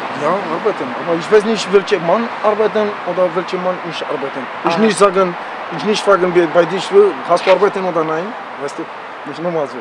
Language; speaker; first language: German; non-native, learner; Romanian